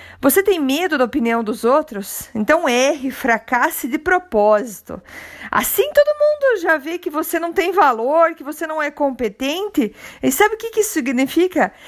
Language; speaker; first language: Portuguese; native; Portuguese